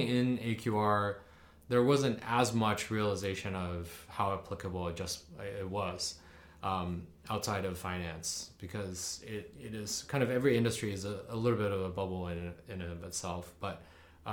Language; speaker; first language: English; early bilingual, other home language; Chinese